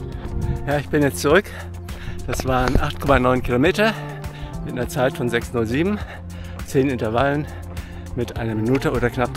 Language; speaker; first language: German; native; German